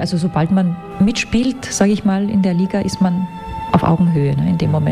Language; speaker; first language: German; native; German